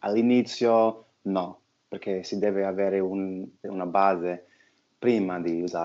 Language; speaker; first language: Italian; non-native, fluent; English